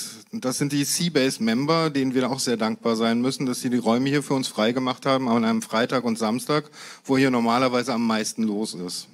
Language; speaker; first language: German; native; German